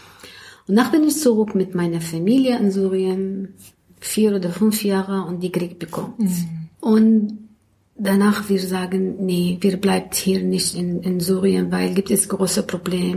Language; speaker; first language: German; non-native, learner; Arabic